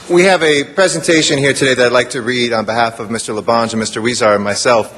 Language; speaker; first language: English; early bilingual, other home language; Italian